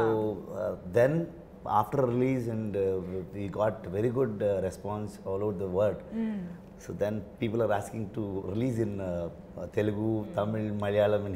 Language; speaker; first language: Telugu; non-native, learner; Kannada